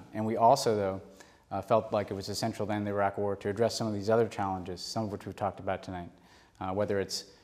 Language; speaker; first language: English; native; English